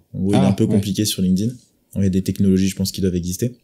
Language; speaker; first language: French; native; French